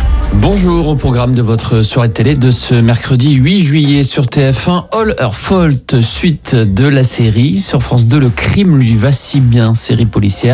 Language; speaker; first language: French; native; French